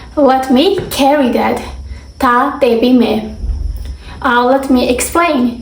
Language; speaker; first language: English; non-native, fluent; Burmese